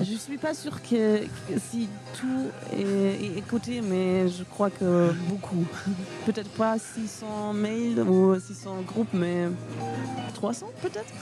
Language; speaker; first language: French; non-native, fluent; German